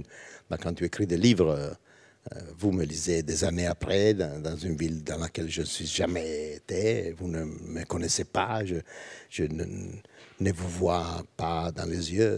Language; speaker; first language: French; non-native, learner; Italian